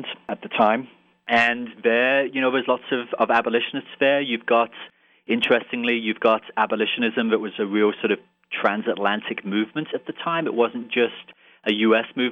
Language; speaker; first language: English; native; English